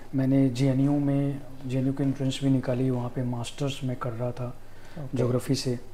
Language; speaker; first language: Hindi; native; Hindi